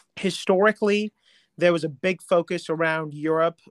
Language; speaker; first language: English; non-native, local second language; Hindi